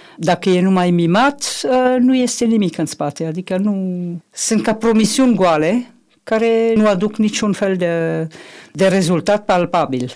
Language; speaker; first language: Romanian; non-native, fluent; French